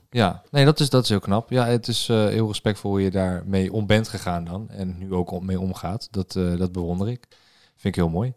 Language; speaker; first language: Dutch; native; Dutch